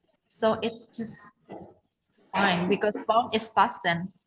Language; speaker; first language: English; non-native, learner; Indonesian